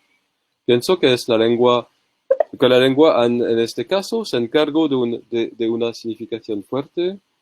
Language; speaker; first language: Spanish; non-native, learner; French